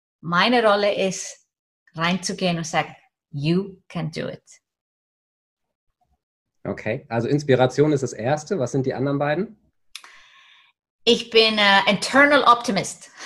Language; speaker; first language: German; non-native, fluent; Icelandic